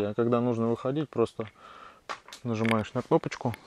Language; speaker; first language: Russian; native; Russian